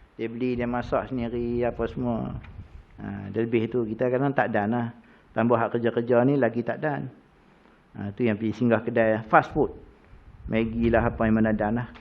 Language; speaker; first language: Malay; native; Malay